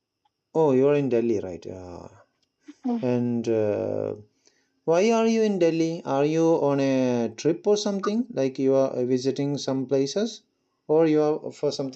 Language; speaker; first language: English; non-native, local second language; Malayalam